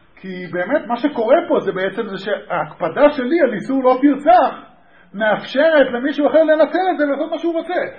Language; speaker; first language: Hebrew; native; Hebrew